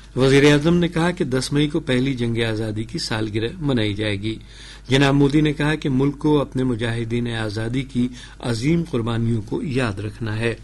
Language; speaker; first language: Urdu; native; Urdu